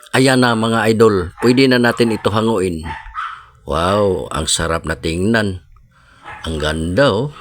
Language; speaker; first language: Filipino; non-native, local second language; Cebuano